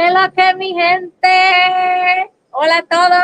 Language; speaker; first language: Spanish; native; Spanish